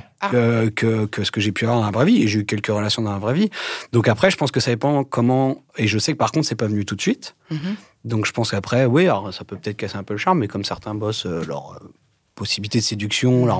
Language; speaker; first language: French; native; French